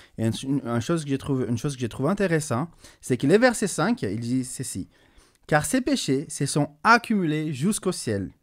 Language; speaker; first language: French; non-native, fluent; Portuguese